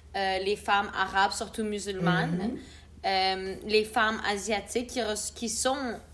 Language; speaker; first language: French; native; French